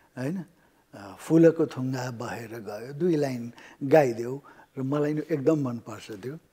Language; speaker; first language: Nepali; native; Nepali